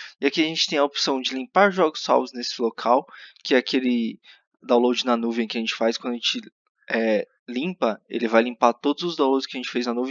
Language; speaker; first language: Portuguese; native; Portuguese